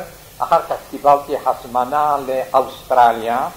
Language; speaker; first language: Hebrew; non-native, fluent; Yiddish